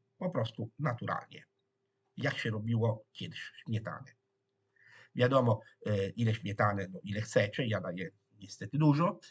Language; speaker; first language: Polish; non-native, fluent; Italian